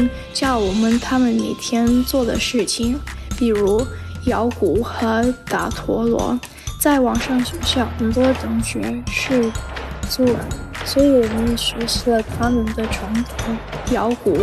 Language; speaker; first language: Chinese; non-native, learner; English